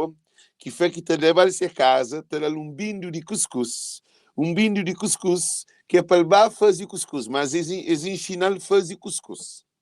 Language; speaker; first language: Portuguese; non-native, local second language; Kabuverdianu